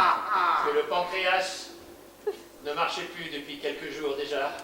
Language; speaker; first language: French; native; French